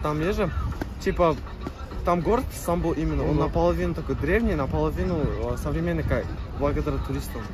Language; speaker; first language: Russian; native; Russian